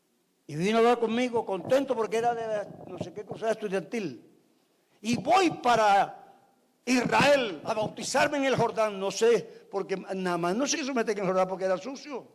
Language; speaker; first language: Spanish; native; Spanish